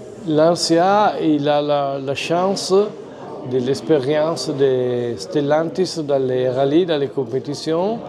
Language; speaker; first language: French; non-native, fluent; Italian